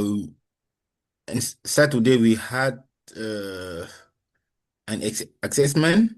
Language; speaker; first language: English; non-native, learner; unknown